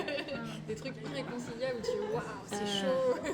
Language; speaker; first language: French; native; French